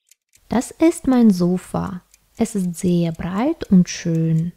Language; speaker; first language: German; non-native, fluent; Russian